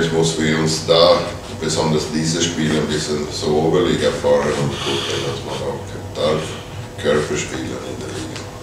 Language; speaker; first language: German; non-native, fluent; Swedish